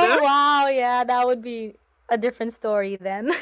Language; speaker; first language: English; non-native, local second language; Filipino